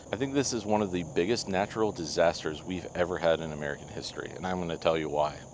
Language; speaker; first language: English; native; English